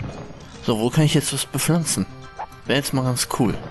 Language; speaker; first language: German; native; German